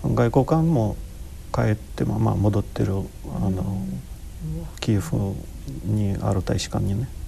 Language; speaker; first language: Japanese; non-native, fluent; Ukrainian